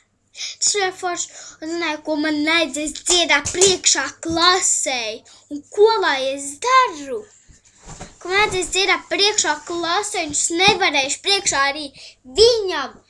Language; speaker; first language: Latvian; early bilingual, heritage; Latvian